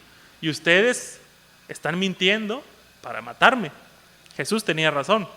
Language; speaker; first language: Spanish; native; Spanish